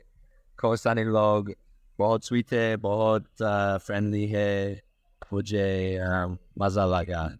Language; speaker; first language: Hindi; non-native, learner; English